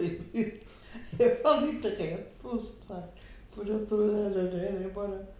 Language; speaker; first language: Swedish; non-native, fluent; Portuguese